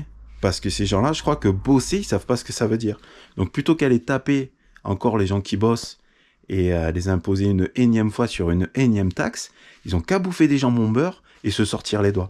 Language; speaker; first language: French; native; French